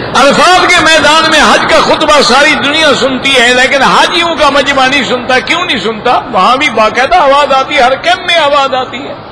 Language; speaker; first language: Urdu; native; Urdu